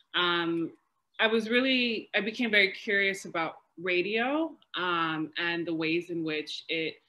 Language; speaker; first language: English; native; English